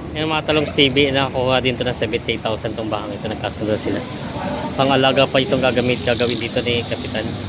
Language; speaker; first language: Filipino; native; Filipino